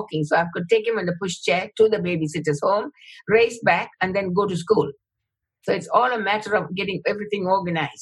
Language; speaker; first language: English; non-native, local second language; Tamil